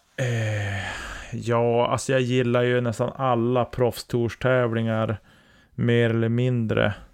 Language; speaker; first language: Swedish; native; Swedish